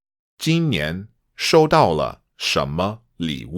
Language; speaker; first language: Chinese; non-native, fluent; English